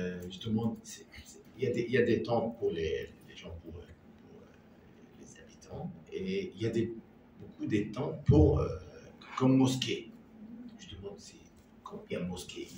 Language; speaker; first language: French; non-native, learner; Arabic